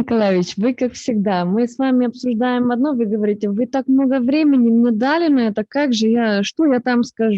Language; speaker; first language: Russian; native; Russian